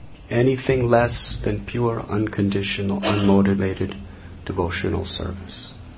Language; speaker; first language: English; native; English